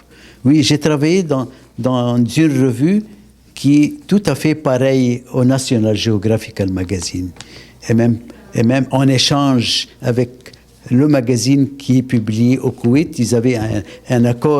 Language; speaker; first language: French; non-native, local second language; Arabic